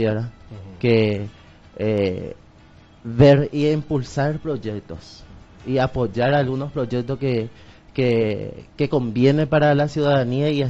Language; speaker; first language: Spanish; native; Spanish